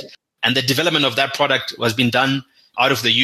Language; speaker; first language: English; non-native, local second language; Shona